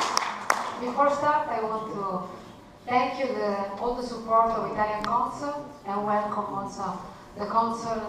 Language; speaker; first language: English; non-native, learner; Italian